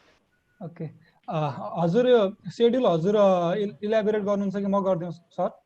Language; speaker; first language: Nepali; native; Nepali